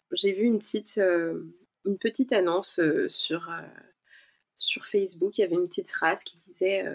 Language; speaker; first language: French; native; French